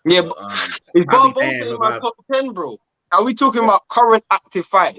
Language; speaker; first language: English; native; English